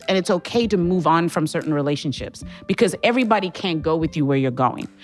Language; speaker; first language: English; non-native, local second language; Shona